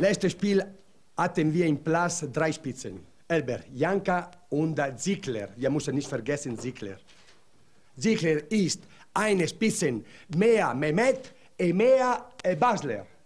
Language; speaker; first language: German; non-native, learner; Italian